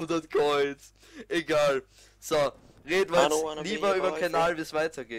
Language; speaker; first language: German; native; German